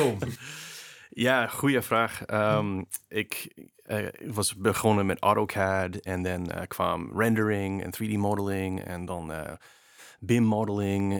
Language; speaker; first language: Dutch; non-native, fluent; English